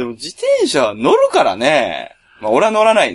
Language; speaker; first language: Japanese; native; Japanese